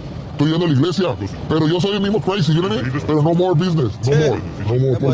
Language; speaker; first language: Spanish; native; Spanish